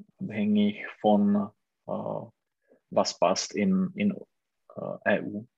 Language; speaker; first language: German; non-native, learner; Czech